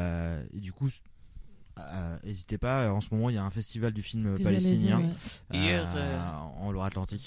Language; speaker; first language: French; native; French